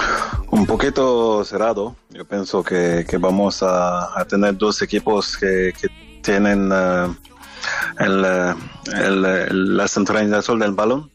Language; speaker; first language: Spanish; non-native, fluent; French